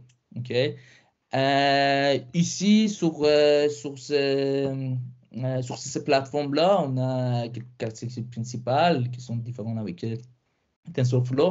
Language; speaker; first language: French; non-native, fluent; Persian